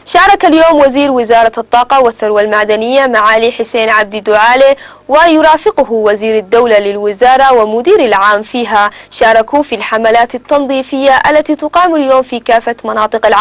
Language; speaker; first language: Arabic; non-native, local second language; Somali